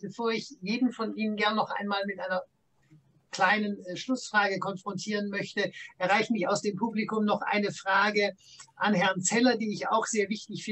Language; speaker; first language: German; native; German